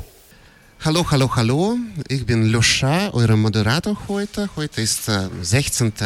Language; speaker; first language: German; non-native, fluent; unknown